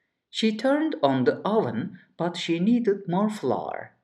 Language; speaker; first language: English; non-native, fluent; Turkish